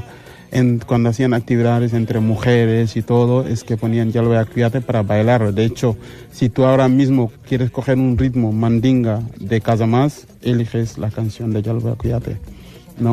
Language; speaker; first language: Spanish; non-native, fluent; Mandingo